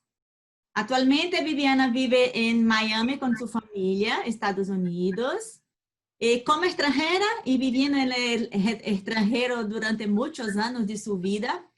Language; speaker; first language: Spanish; non-native, learner; Portuguese